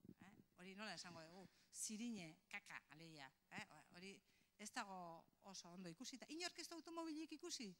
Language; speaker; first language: Basque; native; Basque